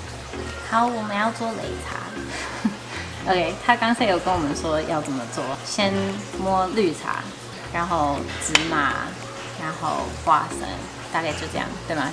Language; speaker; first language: Chinese; non-native, fluent; English